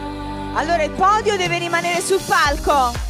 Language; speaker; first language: Italian; native; Italian